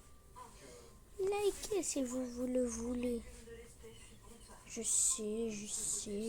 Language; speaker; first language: French; native; French